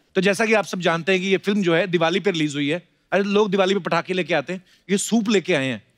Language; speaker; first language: Hindi; non-native, local second language; Punjabi